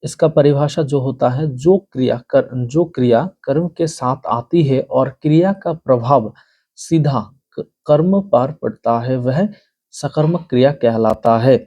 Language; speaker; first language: Hindi; non-native, local second language; Bangla